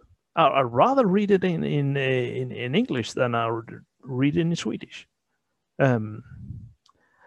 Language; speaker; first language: English; non-native, fluent; Danish